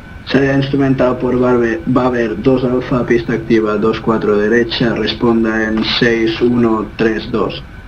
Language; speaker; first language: Spanish; native; Spanish